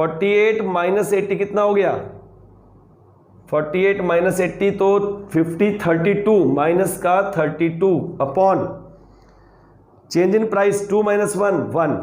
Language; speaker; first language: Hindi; native; Hindi